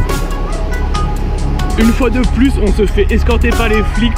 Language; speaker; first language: French; native; French